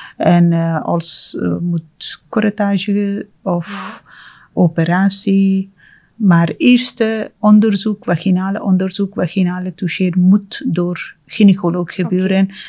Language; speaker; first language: Dutch; non-native, fluent; Persian